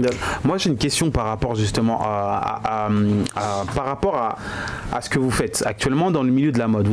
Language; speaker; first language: French; native; French